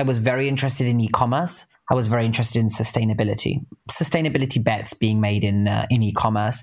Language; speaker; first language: English; native; English